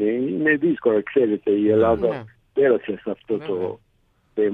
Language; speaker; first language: Greek; early bilingual, heritage; Greek